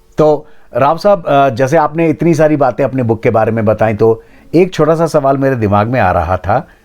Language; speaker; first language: Hindi; native; Hindi